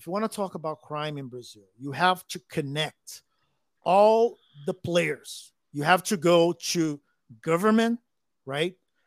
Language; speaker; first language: English; non-native, fluent; Portuguese